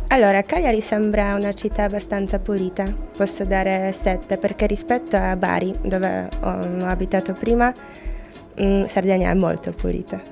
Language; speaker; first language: Italian; non-native, fluent; Polish